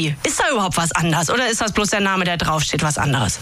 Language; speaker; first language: German; native; German